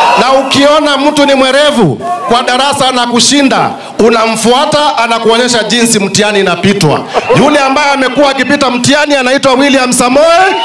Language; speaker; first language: Swahili; non-native, local second language; Kamba